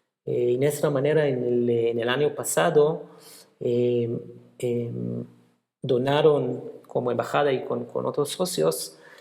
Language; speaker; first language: Spanish; non-native, fluent; Hebrew